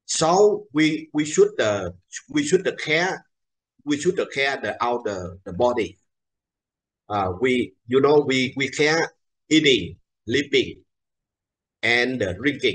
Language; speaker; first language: English; non-native, learner; Vietnamese